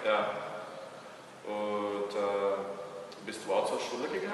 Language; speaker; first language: German; early bilingual, heritage; German